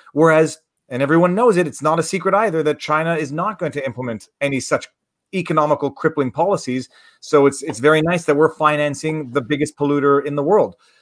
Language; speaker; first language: English; native; English